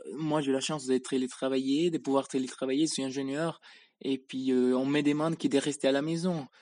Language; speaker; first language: French; non-native, fluent; Spanish